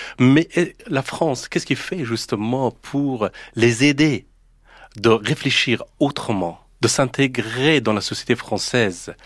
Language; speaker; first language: French; non-native, fluent; Persian